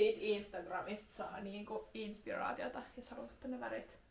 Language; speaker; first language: Finnish; native; Finnish